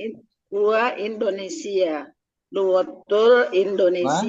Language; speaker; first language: Arabic; non-native, learner; Indonesian